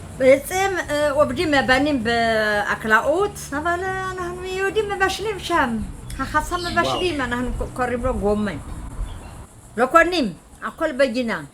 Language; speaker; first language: Hebrew; non-native, learner; Amharic